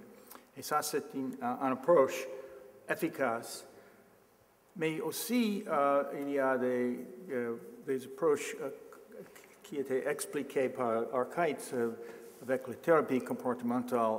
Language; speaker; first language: French; non-native, learner; English